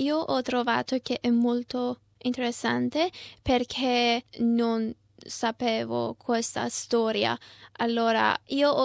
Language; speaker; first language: Italian; non-native, learner; Persian